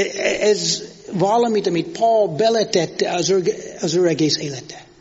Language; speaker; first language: Hungarian; non-native, fluent; English